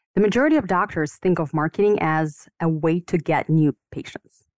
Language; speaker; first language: English; non-native, fluent; Ukrainian